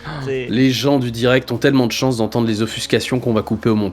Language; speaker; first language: French; native; French